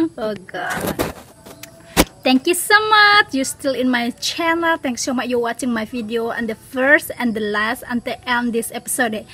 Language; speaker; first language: English; non-native, learner; Indonesian